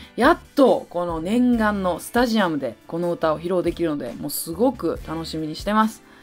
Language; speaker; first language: Japanese; native; Japanese